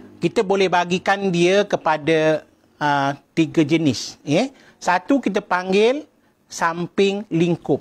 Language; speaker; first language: Malay; native; Malay